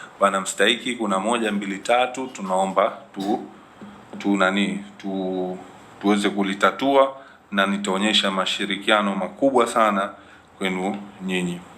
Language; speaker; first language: Swahili; native; Swahili